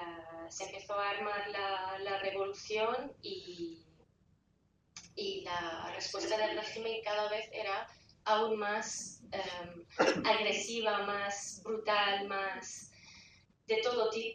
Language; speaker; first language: Spanish; non-native, fluent; Arabic